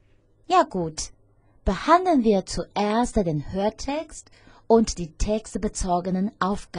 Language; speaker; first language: German; non-native, fluent; Chinese